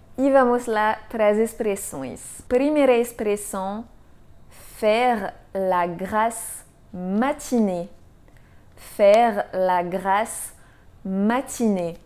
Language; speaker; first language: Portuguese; non-native, fluent; French